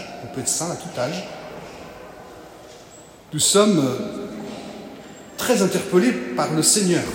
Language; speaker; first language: French; native; French